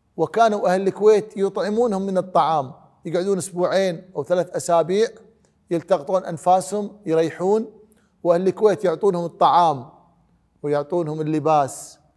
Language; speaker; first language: Arabic; native; Arabic